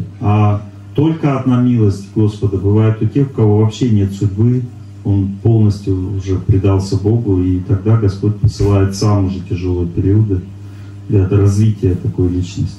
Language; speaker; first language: Russian; native; Russian